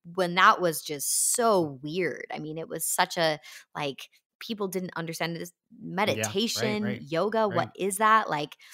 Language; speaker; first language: English; native; English